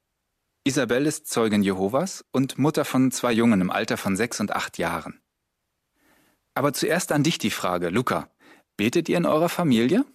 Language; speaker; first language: German; native; German